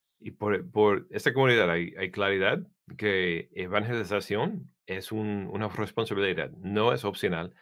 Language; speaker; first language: Spanish; non-native, learner; English